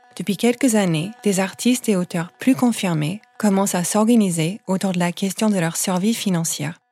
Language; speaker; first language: French; non-native, fluent; English